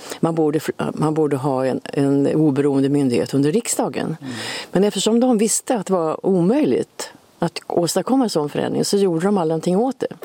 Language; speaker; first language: Swedish; native; Swedish